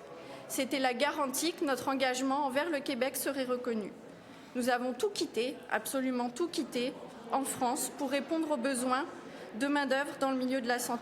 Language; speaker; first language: French; native; French